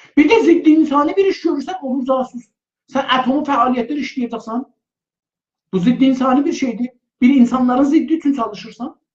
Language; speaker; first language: Azerbaijani; native; Azerbaijani